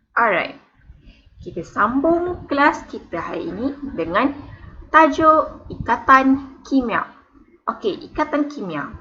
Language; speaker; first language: Malay; native; Malay